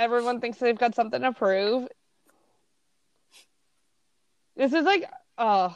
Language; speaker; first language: English; native; English